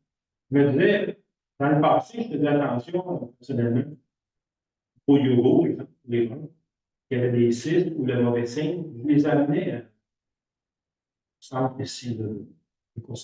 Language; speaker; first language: French; native; French